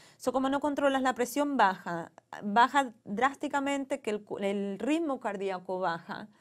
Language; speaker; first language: Spanish; native; Spanish